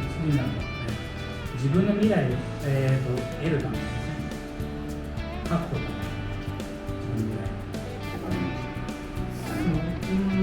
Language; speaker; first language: Japanese; non-native, fluent; Filipino